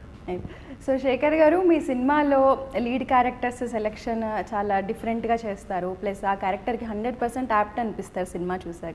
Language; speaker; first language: Telugu; native; Telugu